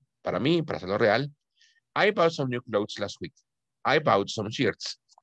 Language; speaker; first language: English; non-native, fluent; Spanish